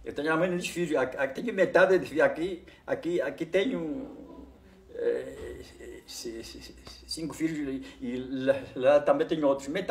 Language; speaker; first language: Portuguese; non-native, local second language; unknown